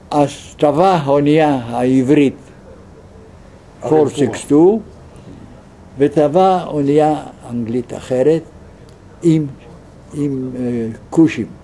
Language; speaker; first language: Hebrew; non-native, fluent; Yiddish